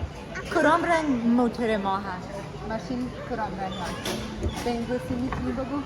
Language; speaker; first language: Persian; non-native, learner; English